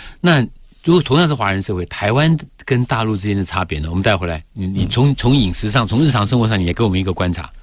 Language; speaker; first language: Chinese; native; Chinese